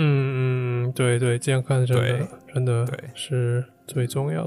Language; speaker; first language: Chinese; non-native, fluent; English